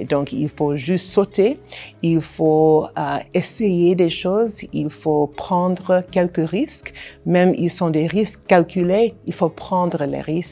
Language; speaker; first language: French; non-native, fluent; English